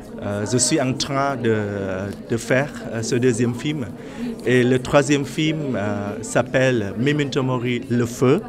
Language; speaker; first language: French; non-native, learner; Vietnamese